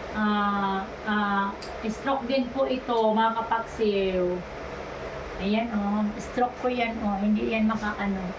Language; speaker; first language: Filipino; native; Filipino